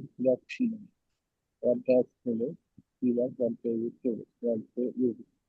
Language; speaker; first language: English; non-native, learner; Bangla